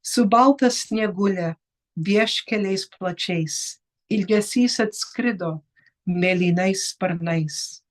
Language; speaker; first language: Lithuanian; early bilingual, heritage; Lithuanian